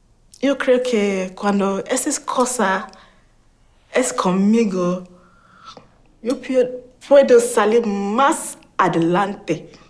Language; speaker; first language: Spanish; non-native, learner; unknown